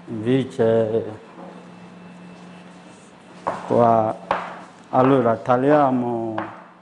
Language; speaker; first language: Italian; non-native, learner; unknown